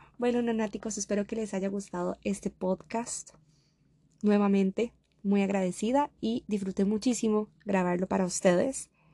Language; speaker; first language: Spanish; native; Spanish